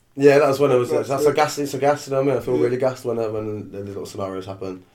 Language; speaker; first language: English; native; English